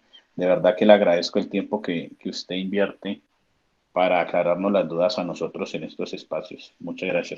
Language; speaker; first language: Spanish; native; Spanish